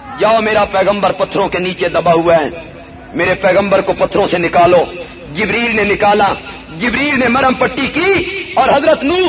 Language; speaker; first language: Urdu; non-native, local second language; Punjabi